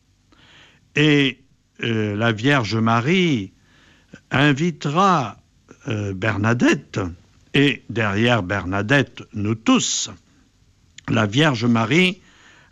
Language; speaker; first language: French; native; French